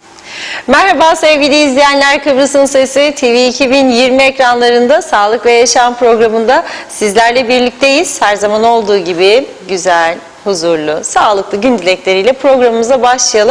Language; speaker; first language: Turkish; native; Turkish